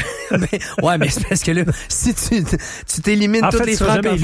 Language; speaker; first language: French; native; French